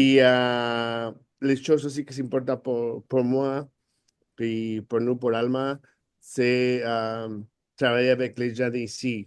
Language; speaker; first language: French; non-native, fluent; Spanish